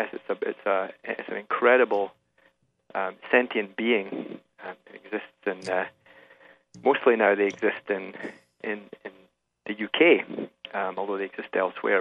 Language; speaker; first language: English; native; English